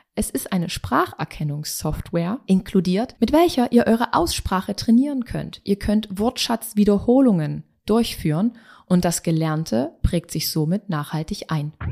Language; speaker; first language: German; native; German